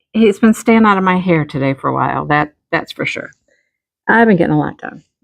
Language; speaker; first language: English; native; English